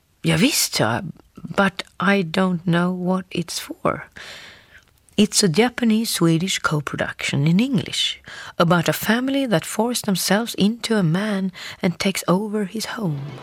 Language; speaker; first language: English; non-native, fluent; Swedish